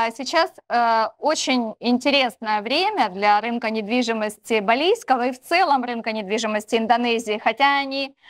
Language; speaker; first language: Russian; native; Russian